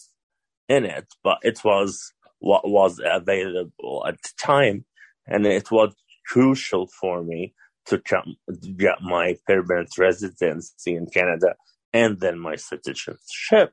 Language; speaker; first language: English; non-native, fluent; Arabic